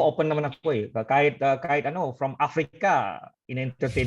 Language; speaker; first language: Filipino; non-native, fluent; Indonesian